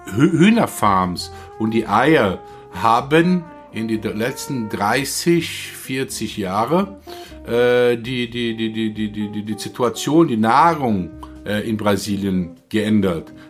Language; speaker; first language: German; non-native, learner; Portuguese